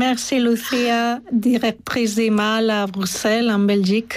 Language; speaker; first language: French; non-native, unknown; Spanish